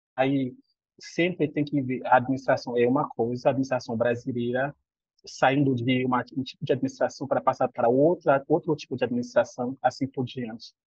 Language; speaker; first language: Portuguese; non-native, fluent; Haitian Creole